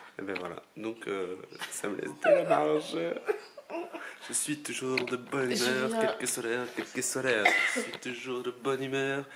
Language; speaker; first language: French; native; French